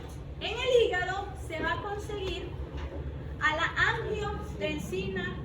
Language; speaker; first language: Spanish; native; Spanish